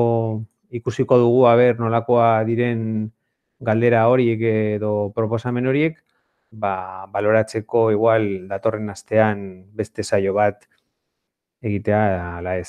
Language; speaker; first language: Basque; non-native, local second language; Spanish